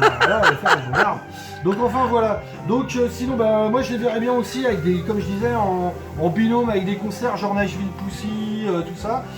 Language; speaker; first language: French; native; French